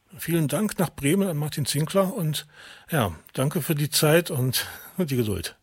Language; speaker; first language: German; native; German